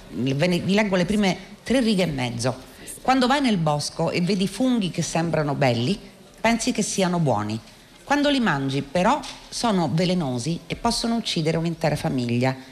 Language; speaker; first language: Italian; native; Italian